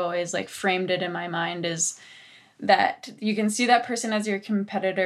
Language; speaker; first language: English; native; English